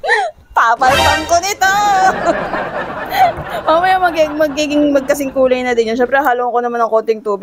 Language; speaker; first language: Filipino; native; Filipino